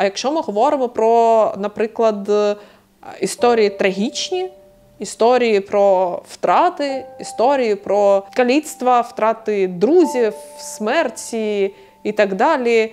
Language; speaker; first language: Ukrainian; native; Ukrainian